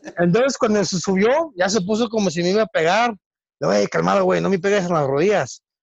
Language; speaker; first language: Spanish; early bilingual, heritage; Spanish